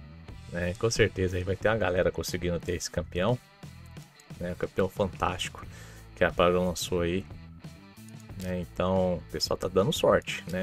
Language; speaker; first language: Portuguese; native; Portuguese